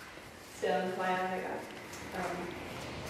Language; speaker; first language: Estonian; non-native, learner; German